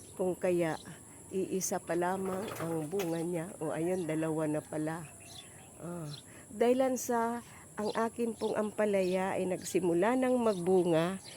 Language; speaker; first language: Filipino; native; Filipino